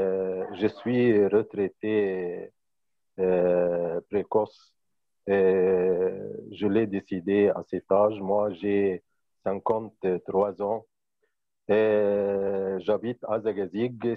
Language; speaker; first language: French; non-native, fluent; Arabic